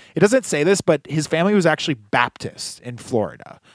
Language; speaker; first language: English; early bilingual, other home language; Hebrew